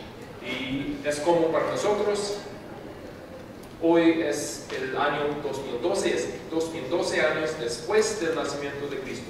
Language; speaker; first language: Spanish; non-native, fluent; English